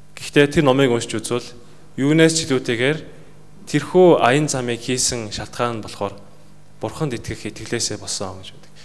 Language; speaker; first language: Mongolian; native; Mongolian